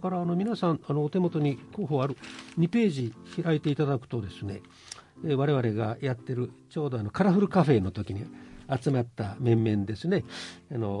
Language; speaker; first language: Japanese; native; Japanese